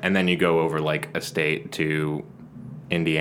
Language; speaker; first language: English; native; English